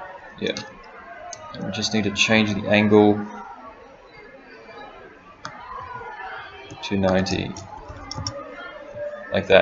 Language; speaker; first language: English; native; English